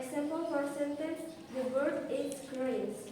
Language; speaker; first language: English; non-native, local second language; Indonesian